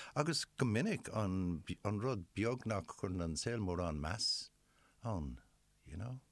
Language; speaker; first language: Irish; non-native, local second language; English